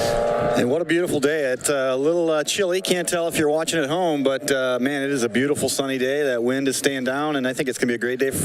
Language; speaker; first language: English; native; English